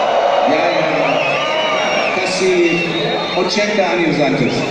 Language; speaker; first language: Spanish; non-native, fluent; German